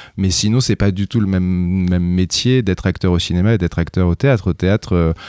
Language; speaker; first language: French; native; French